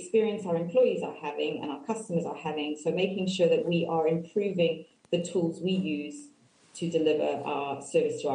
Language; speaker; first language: English; native; English